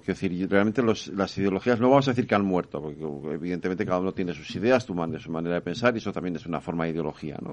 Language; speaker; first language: Spanish; native; Spanish